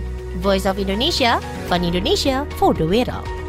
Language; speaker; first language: Dutch; non-native, fluent; Indonesian